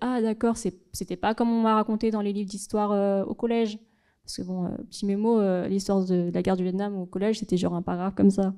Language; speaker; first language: French; native; French